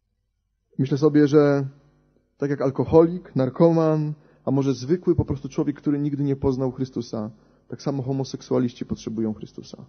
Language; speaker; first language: Polish; native; Polish